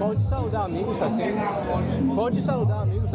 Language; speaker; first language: Portuguese; non-native, learner; English